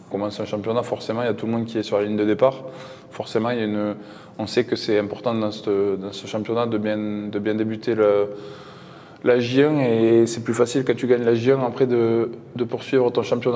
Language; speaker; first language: French; native; French